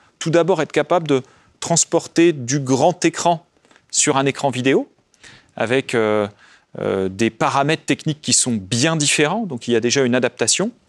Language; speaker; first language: French; native; French